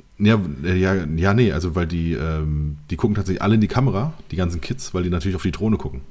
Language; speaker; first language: German; native; German